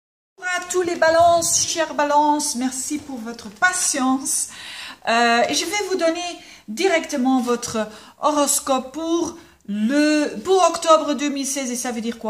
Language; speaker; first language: French; non-native, local second language; Dutch